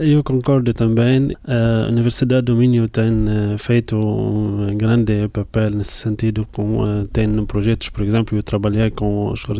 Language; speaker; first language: Portuguese; non-native, fluent; Arabic